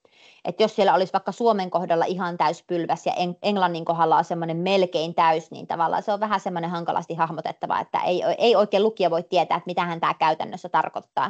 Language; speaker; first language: Finnish; native; Finnish